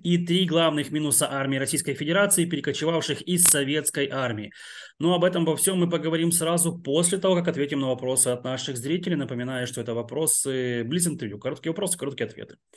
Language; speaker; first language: Russian; non-native, local second language; Ukrainian